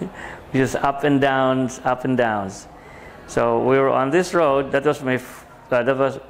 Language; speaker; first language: English; non-native, local second language; Filipino